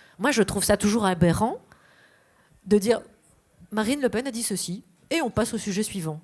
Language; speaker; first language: French; native; French